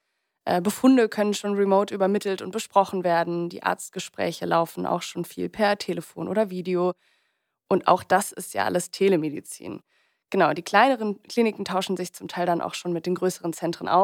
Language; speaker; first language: German; native; German